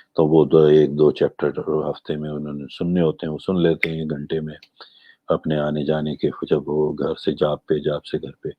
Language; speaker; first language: Urdu; non-native, local second language; Gujarati